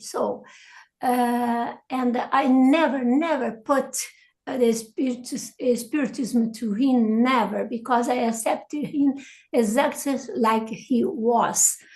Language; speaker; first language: English; non-native, learner; Portuguese